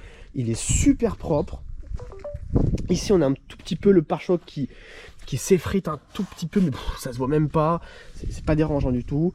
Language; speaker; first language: French; native; French